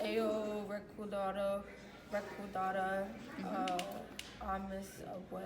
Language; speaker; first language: Spanish; non-native, learner; English